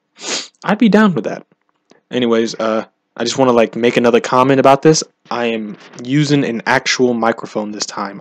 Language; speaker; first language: English; native; English